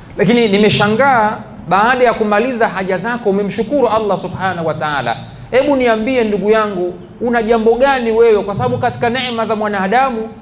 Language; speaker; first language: Swahili; native; Swahili